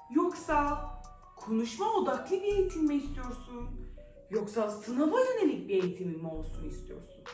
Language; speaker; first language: Turkish; non-native, fluent; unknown